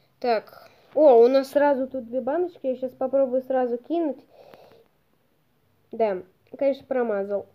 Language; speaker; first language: Russian; native; Russian